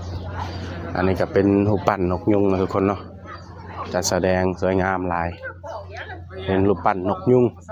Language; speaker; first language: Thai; non-native, local second language; Northeastern Thai